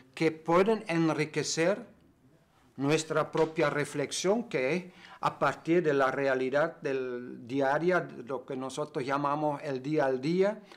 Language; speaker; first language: Spanish; non-native, fluent; German